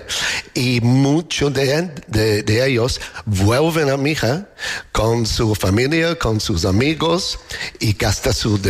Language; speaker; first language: Spanish; non-native, fluent; English